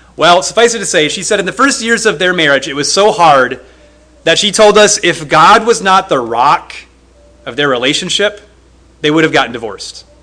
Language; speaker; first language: English; native; English